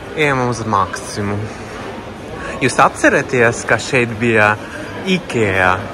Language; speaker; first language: Latvian; non-native, learner; Russian